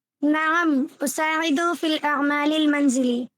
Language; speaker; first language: Arabic; non-native, learner; Urdu